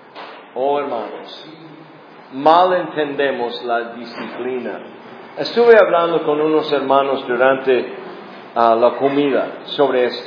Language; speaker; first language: Spanish; non-native, fluent; English